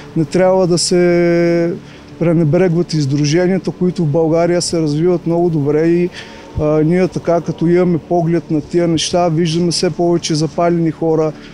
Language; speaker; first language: Bulgarian; native; Bulgarian